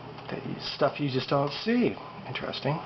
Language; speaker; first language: English; native; English